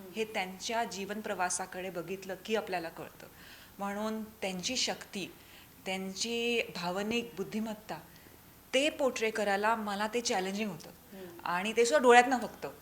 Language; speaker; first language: Marathi; native; Marathi